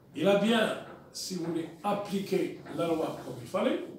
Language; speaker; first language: French; non-native, local second language; Arabic